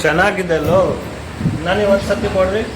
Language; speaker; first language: Kannada; non-native, local second language; Hindi